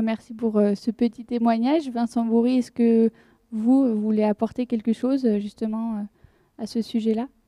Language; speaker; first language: French; native; French